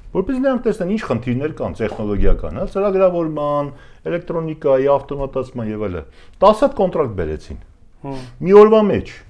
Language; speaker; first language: Armenian; native; Armenian